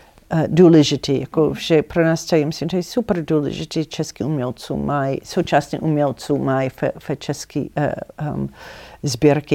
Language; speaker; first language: Czech; non-native, fluent; English